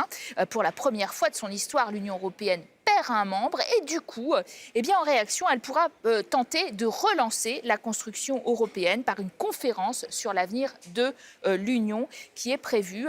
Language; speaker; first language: French; native; French